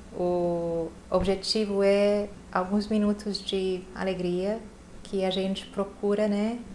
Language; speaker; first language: Portuguese; non-native, fluent; Hungarian